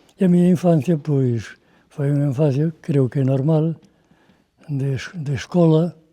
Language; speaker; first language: Galician; native; Galician